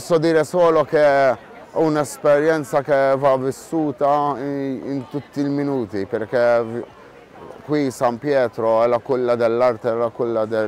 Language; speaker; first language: Italian; non-native, fluent; Maltese